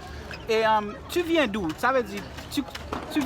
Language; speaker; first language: French; non-native, learner; Haitian Creole